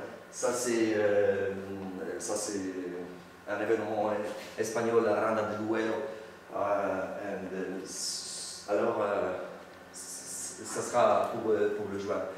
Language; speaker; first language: French; non-native, fluent; Polish